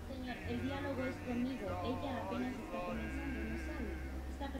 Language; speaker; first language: Spanish; native; Spanish